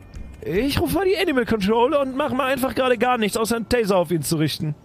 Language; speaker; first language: German; native; German